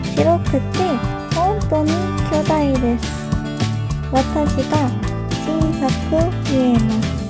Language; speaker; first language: Japanese; non-native, fluent; Korean